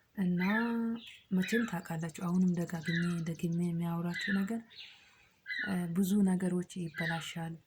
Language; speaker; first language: Amharic; non-native, local second language; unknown